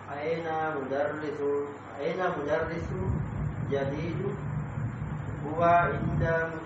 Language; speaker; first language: Arabic; non-native, learner; Indonesian